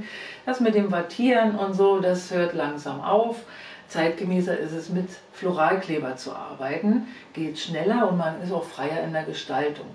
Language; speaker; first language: German; native; German